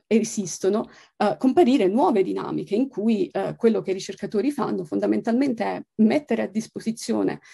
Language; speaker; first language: Italian; native; Italian